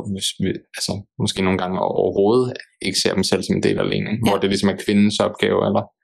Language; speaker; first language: Danish; early bilingual, other home language; Bosnian